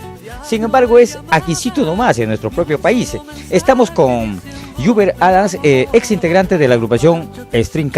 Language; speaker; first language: Spanish; native; Spanish